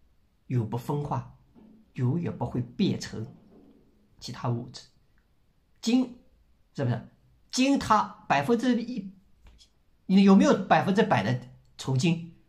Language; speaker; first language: Chinese; native; Chinese